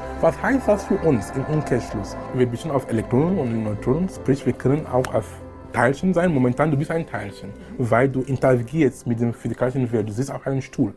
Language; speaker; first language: German; non-native, fluent; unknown